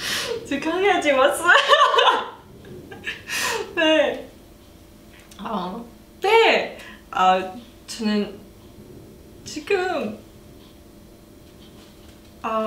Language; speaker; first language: Korean; non-native, learner; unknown